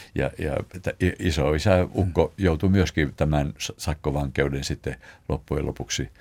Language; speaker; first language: Finnish; native; Finnish